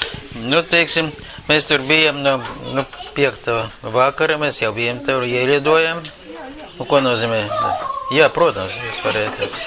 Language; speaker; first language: Latvian; non-native, local second language; Russian